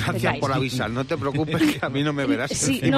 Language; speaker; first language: Spanish; native; Spanish